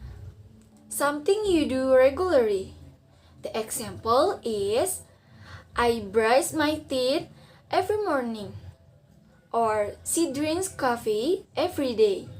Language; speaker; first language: English; non-native, learner; Indonesian